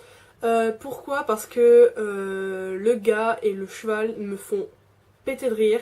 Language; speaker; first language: French; native; French